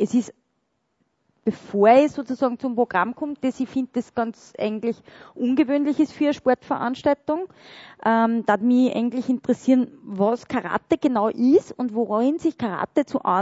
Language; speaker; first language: German; native; German